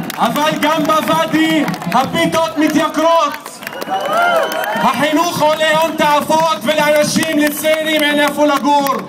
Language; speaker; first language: Hebrew; non-native, local second language; Arabic